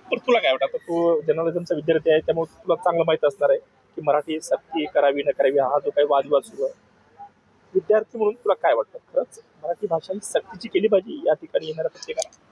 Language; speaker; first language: Marathi; native; Marathi